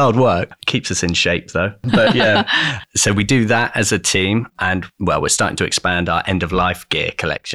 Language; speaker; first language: English; native; English